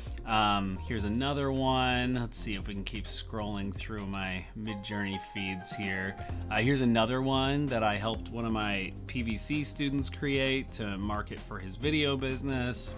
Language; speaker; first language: English; native; English